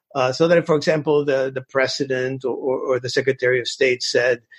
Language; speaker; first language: English; early bilingual, other home language; Spanish